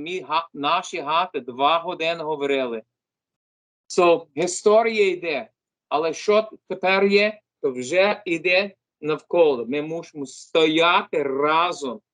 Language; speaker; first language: Ukrainian; early bilingual, heritage; English